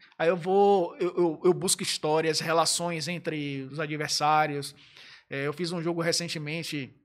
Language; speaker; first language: Portuguese; native; Portuguese